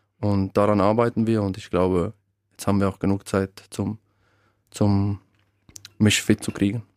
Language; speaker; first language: German; early bilingual, other home language; Albanian